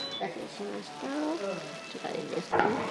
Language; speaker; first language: Japanese; native; Japanese